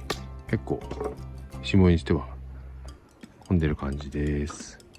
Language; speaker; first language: Japanese; native; Japanese